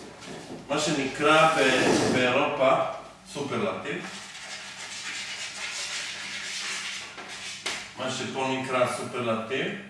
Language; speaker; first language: Hebrew; non-native, fluent; Serbian